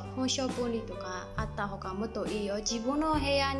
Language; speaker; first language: Japanese; non-native, learner; Burmese